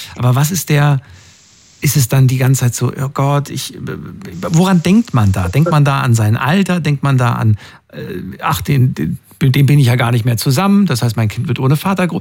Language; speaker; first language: German; native; German